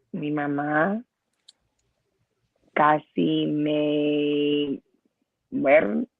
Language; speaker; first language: Spanish; non-native, learner; English